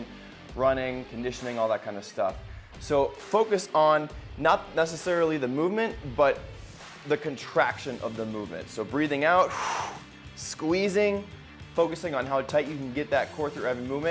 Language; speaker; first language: English; native; English